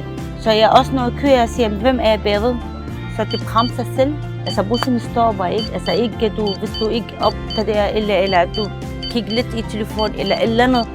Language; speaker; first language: Danish; non-native, learner; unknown